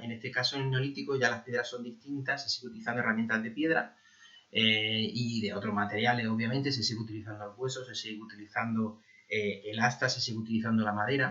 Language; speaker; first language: Spanish; native; Spanish